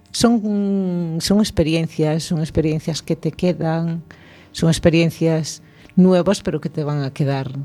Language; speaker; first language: Spanish; native; Spanish